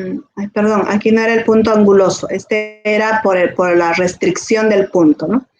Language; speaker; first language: Spanish; native; Spanish